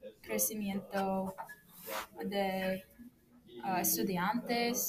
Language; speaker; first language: Spanish; non-native, learner; English